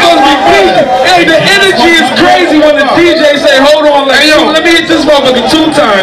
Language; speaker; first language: English; native; English